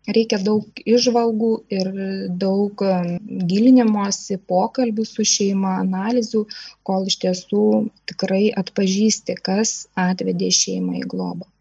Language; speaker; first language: Lithuanian; native; Lithuanian